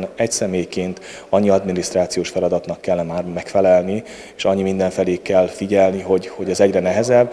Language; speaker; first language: Hungarian; native; Hungarian